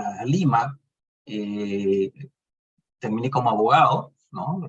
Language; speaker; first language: Spanish; native; Spanish